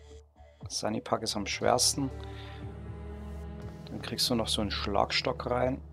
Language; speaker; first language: German; native; German